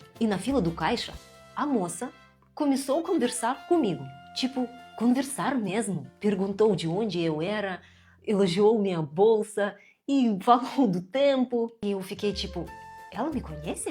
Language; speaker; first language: Portuguese; non-native, fluent; Russian